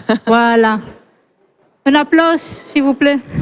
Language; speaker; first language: French; non-native, fluent; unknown